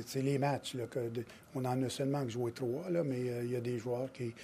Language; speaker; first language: French; native; French